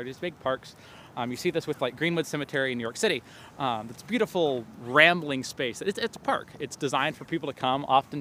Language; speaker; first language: English; native; English